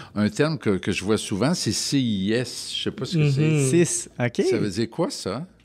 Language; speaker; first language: French; native; French